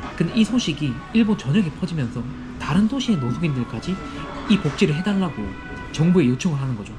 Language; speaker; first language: Korean; native; Korean